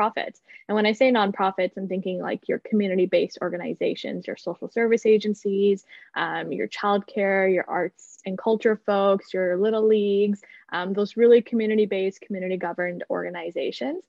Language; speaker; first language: English; native; English